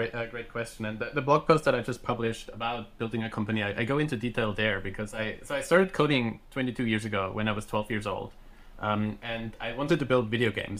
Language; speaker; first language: English; non-native, fluent; German